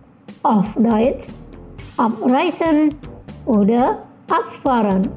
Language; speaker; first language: German; non-native, fluent; Indonesian